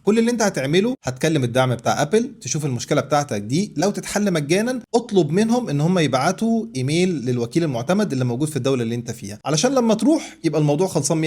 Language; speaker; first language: Arabic; native; Arabic